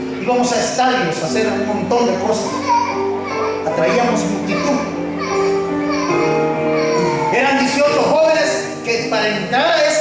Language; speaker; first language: Spanish; native; Spanish